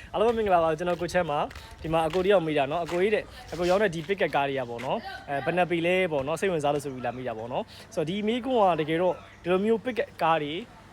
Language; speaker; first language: Burmese; native; Burmese